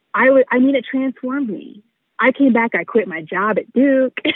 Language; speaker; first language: English; native; English